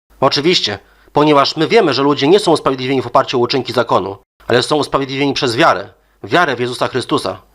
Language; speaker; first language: Polish; native; Polish